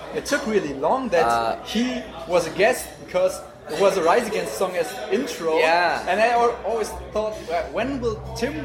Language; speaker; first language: English; non-native, fluent; German